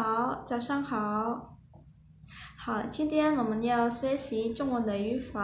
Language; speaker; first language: Chinese; non-native, learner; Indonesian